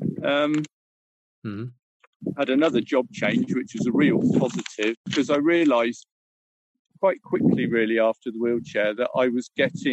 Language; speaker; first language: English; native; English